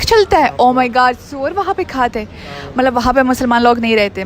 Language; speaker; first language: Hindi; non-native, fluent; Russian